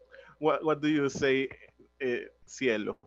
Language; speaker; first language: English; non-native, learner; Spanish